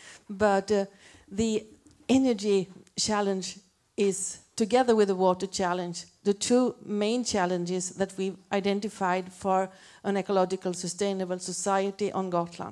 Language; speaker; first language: English; non-native, fluent; Swedish